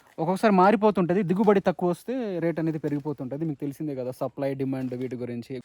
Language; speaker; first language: Telugu; non-native, local second language; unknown